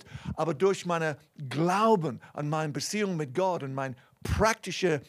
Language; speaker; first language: German; non-native, fluent; English